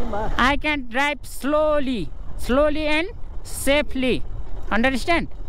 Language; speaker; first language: English; non-native, learner; Nepali